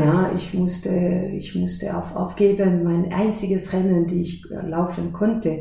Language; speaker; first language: German; non-native, fluent; French